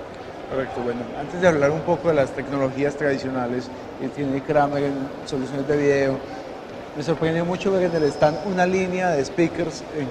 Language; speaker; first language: Spanish; native; Spanish